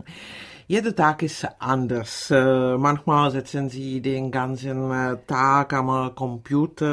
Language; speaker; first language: German; non-native, fluent; Czech